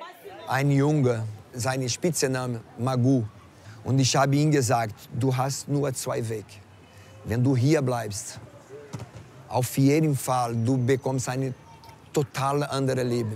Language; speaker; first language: German; non-native, learner; Portuguese